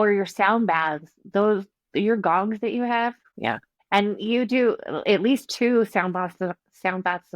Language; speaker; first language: English; native; English